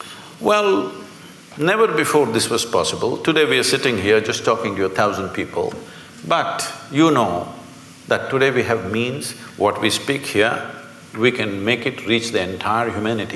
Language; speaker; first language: English; non-native, local second language; Kannada